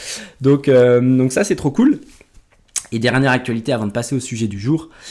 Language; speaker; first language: French; native; French